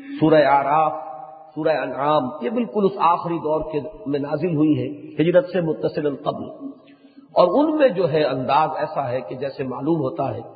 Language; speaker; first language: Urdu; native; Urdu